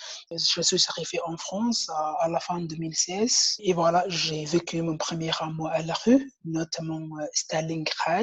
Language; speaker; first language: French; non-native, learner; Somali